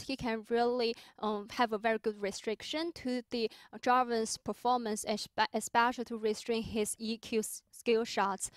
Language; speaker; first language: English; non-native, fluent; Chinese